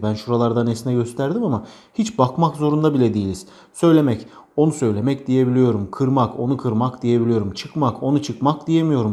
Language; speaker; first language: Turkish; native; Turkish